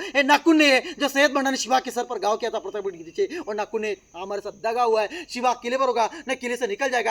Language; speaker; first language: Hindi; non-native, local second language; Marathi